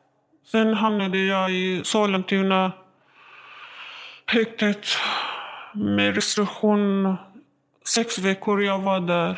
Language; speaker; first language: Swedish; non-native, learner; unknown